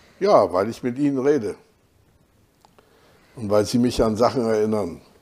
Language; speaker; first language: German; native; German